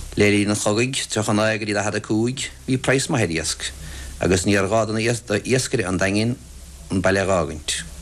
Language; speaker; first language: Irish; native; Irish